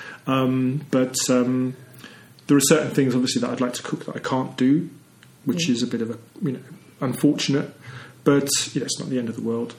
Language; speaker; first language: English; native; English